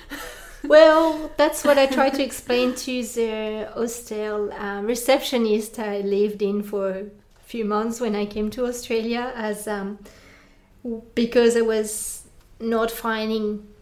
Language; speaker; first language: English; non-native, fluent; French